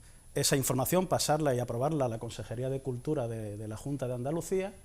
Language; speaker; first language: Spanish; native; Spanish